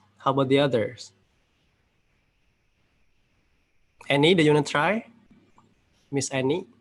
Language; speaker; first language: English; non-native, fluent; Indonesian